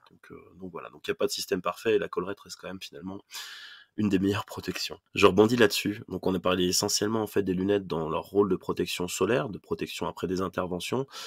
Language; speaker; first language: French; native; French